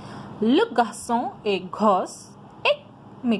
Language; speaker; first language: French; non-native, fluent; Hindi